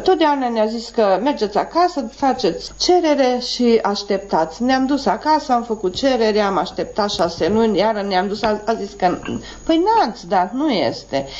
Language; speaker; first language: Romanian; native; Romanian